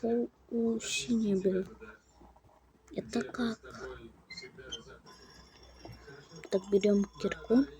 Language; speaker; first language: Russian; native; Russian